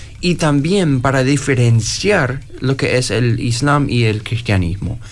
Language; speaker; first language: Spanish; non-native, fluent; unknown